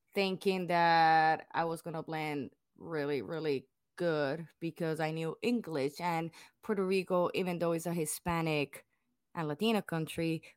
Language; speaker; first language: English; non-native, fluent; Spanish